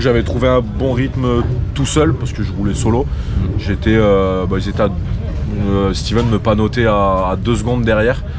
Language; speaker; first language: French; native; French